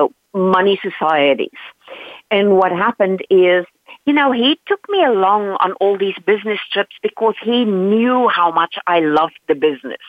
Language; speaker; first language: English; non-native, local second language; Dutch